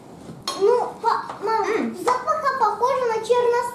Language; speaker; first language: Russian; early bilingual, heritage; Russian